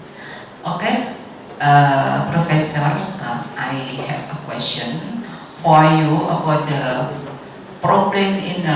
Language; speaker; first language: English; non-native, learner; Indonesian